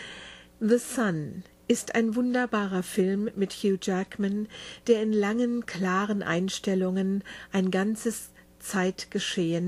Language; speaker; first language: German; native; German